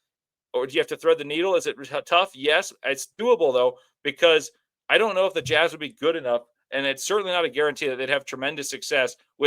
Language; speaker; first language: English; native; English